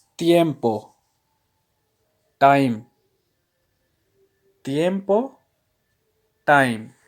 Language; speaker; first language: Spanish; non-native, fluent; Urdu